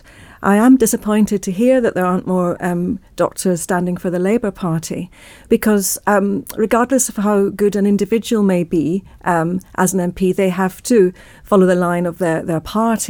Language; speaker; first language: English; native; English